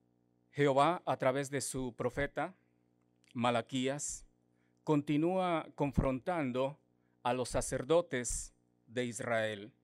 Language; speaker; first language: Spanish; native; Spanish